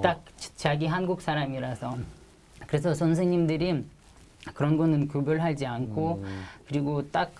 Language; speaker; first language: Korean; non-native, learner; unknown